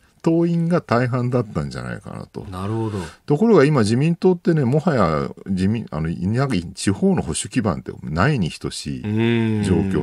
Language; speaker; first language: Japanese; native; Japanese